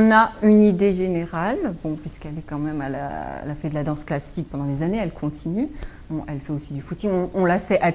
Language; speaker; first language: French; native; French